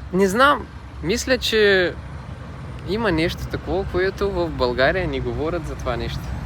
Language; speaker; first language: Bulgarian; non-native, learner; Russian